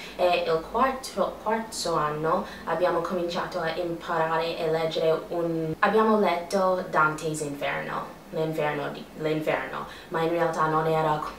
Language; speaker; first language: Italian; non-native, fluent; English